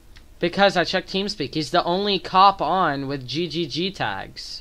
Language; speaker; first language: English; native; English